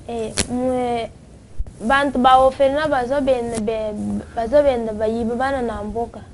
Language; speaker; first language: Lingala; non-native, local second language; Luba-Lulua